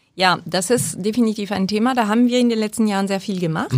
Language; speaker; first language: German; non-native, fluent; French